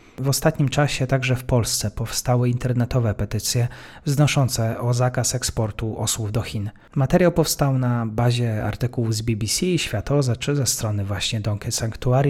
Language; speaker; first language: Polish; native; Polish